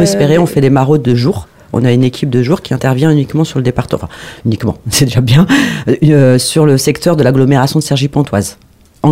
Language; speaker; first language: French; native; French